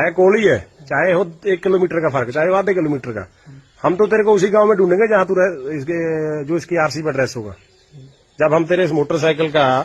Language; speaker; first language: Hindi; non-native, local second language; Punjabi